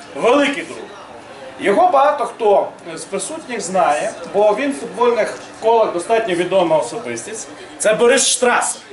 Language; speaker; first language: Ukrainian; native; Ukrainian